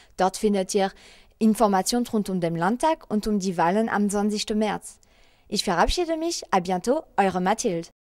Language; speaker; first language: German; non-native, fluent; French